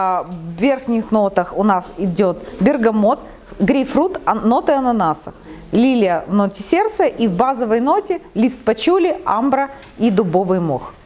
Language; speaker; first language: Russian; native; Russian